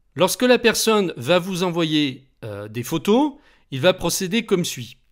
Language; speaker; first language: French; native; French